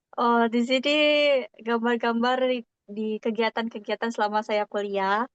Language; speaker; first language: Indonesian; native; Indonesian